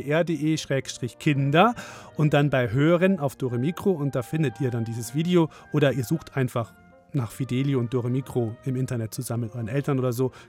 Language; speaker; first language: German; native; German